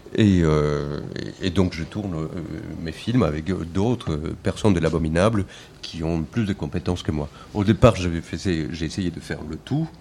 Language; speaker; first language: French; non-native, fluent; Spanish